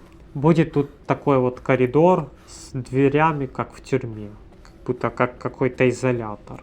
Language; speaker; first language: Russian; native; Russian